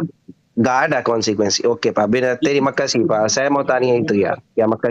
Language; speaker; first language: Indonesian; non-native, learner; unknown